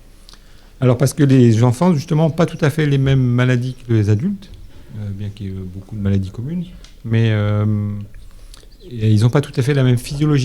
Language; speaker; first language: French; native; French